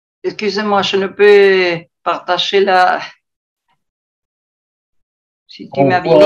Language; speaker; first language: French; non-native, learner; Spanish